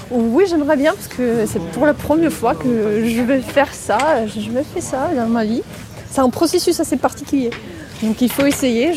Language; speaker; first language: French; non-native, fluent; Russian